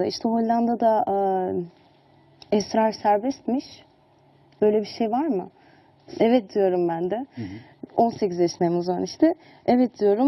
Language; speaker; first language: Turkish; early bilingual, heritage; Turkish